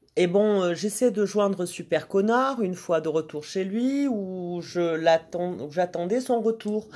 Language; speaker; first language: French; native; French